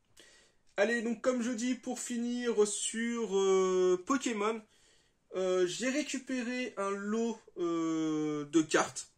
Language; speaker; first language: French; native; French